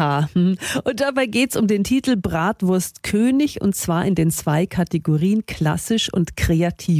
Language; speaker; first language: German; native; German